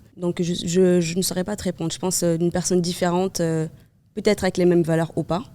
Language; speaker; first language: French; non-native, fluent; Kabuverdianu